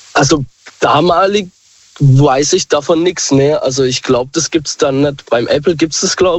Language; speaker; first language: German; native; German